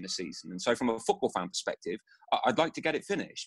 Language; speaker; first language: English; native; English